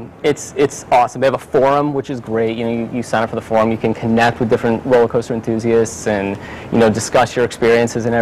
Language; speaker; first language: English; native; English